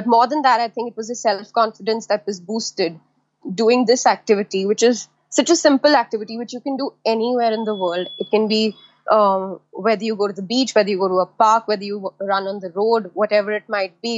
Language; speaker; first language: English; non-native, local second language; Hindi